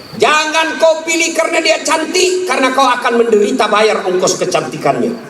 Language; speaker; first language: Indonesian; native; Indonesian